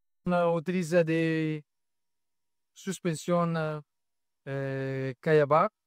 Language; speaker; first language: French; non-native, learner; Italian